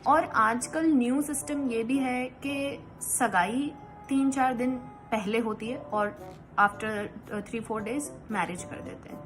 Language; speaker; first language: Hindi; native; Hindi